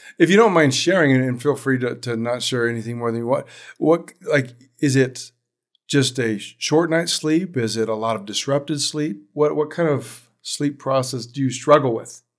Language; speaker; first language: English; native; English